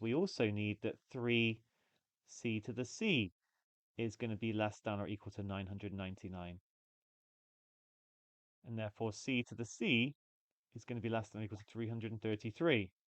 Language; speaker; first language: English; native; English